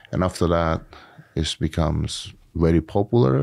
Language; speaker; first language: English; non-native, fluent; Indonesian